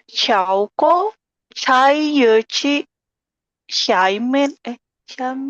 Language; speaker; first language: Chinese; non-native, learner; Indonesian